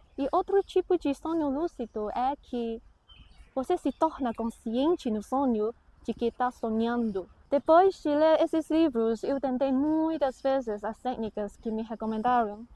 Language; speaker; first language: Portuguese; non-native, fluent; Chinese